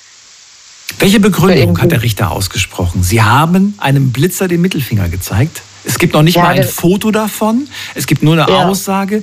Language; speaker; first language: German; native; German